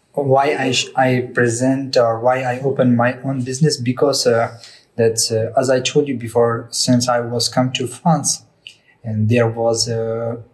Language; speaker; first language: English; non-native, learner; Persian